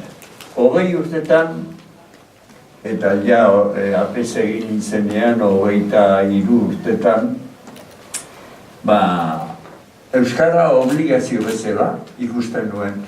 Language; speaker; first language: Basque; native; Basque